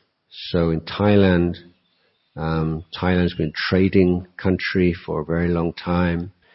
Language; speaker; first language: English; native; English